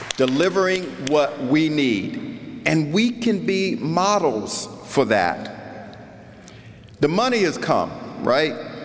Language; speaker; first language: English; native; English